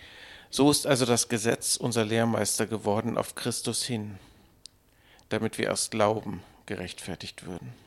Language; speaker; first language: German; native; German